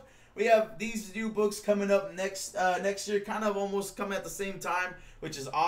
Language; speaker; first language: English; native; English